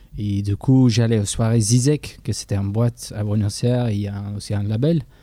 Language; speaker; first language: French; non-native, fluent; English